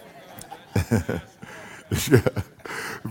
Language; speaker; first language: English; native; English